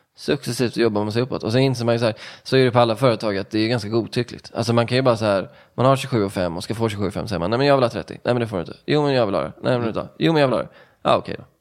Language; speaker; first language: Swedish; native; Swedish